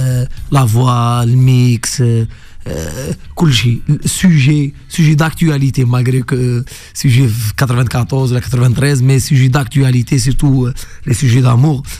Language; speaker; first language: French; non-native, local second language; Arabic